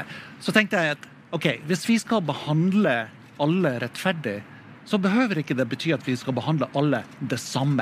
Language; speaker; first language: Norwegian; non-native, fluent; English